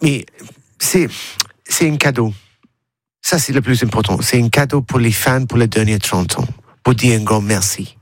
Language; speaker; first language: French; non-native, learner; English